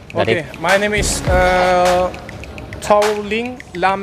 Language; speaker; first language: English; non-native, learner; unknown